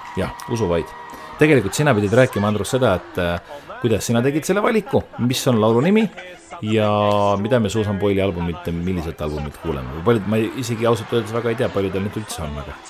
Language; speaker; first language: Estonian; native; Estonian